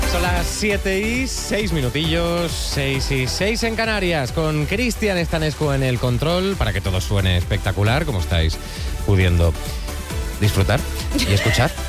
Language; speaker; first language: Spanish; native; Spanish